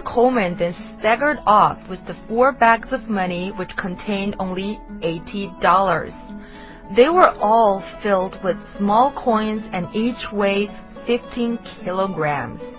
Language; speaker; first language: English; non-native, fluent; Chinese